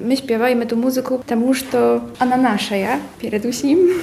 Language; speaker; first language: Polish; non-native, local second language; Belarusian